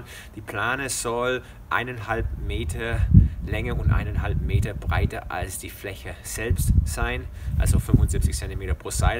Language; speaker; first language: German; non-native, fluent; English